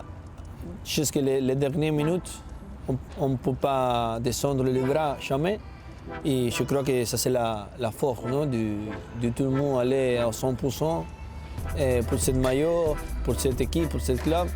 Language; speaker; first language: French; non-native, learner; Spanish